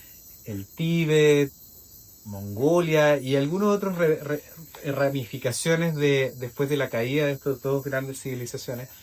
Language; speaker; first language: Spanish; native; Spanish